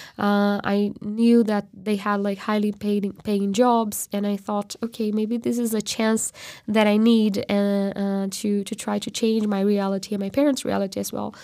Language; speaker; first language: English; non-native, fluent; Portuguese